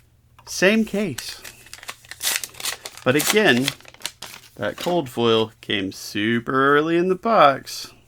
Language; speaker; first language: English; native; English